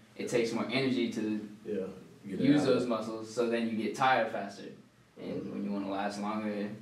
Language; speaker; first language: English; early bilingual, other home language; Filipino